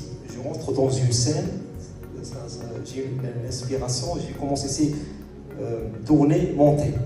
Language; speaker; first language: French; non-native, local second language; Arabic